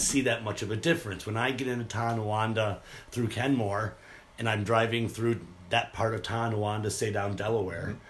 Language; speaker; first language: English; native; English